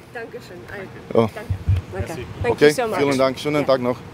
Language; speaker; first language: German; non-native, learner; Slovak